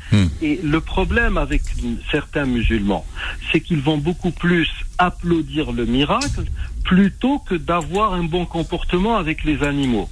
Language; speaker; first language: French; non-native, local second language; Arabic